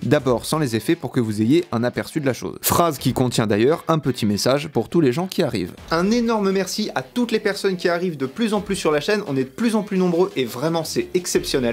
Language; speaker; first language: French; native; French